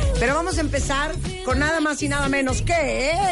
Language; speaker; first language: Spanish; native; Spanish